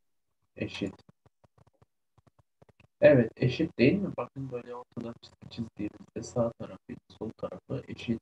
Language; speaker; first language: Turkish; native; Turkish